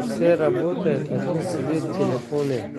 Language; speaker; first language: Russian; non-native, local second language; Tajik